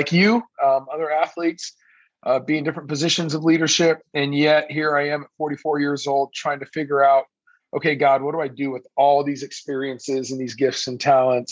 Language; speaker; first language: English; early bilingual, other home language; Persian